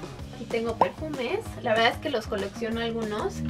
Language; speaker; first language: Spanish; native; Spanish